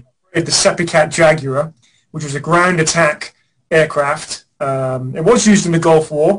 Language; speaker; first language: English; native; English